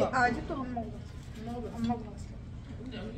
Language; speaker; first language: Korean; non-native, learner; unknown